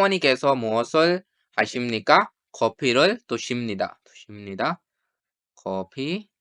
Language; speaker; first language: Korean; non-native, fluent; Urdu